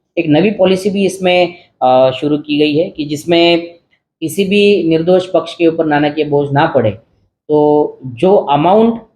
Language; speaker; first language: Hindi; non-native, local second language; Gujarati